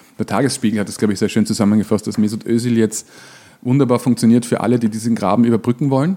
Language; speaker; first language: German; native; German